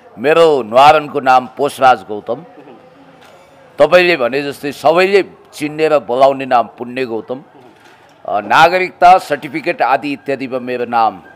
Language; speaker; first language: Nepali; native; Nepali